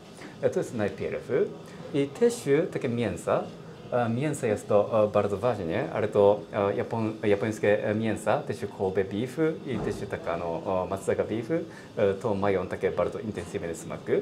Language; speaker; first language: Polish; non-native, learner; Japanese